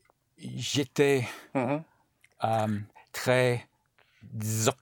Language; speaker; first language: French; non-native, learner; English